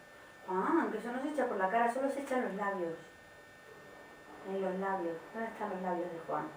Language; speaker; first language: Spanish; native; Spanish